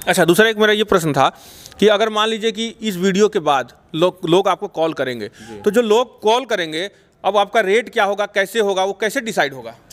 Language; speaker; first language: Hindi; native; Hindi